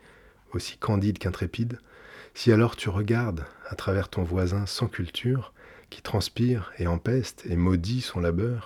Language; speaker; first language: French; native; French